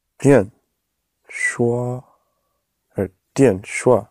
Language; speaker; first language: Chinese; non-native, learner; English